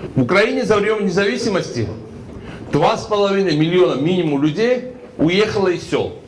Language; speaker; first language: Russian; non-native, local second language; Georgian